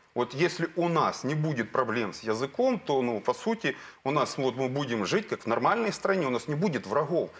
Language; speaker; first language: Russian; native; Russian